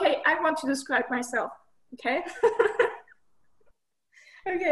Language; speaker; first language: English; non-native, fluent; German